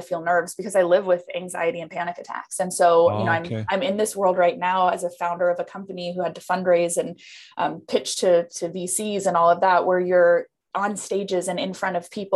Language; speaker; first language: English; native; English